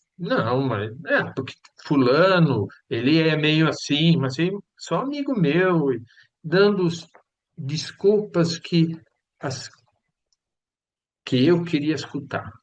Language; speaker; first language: Portuguese; non-native, fluent; Swedish